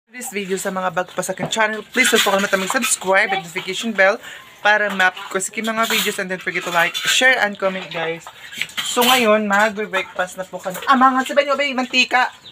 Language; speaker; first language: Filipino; non-native, local second language; Cebuano